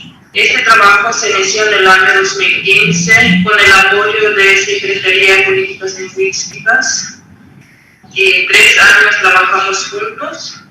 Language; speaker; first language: Spanish; non-native, local second language; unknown